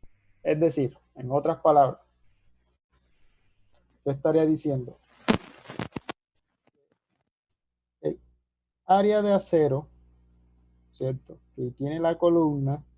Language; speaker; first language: Spanish; native; Spanish